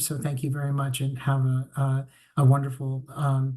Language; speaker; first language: English; native; English